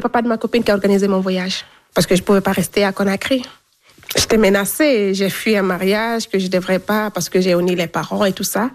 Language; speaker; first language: French; non-native, local second language; Fula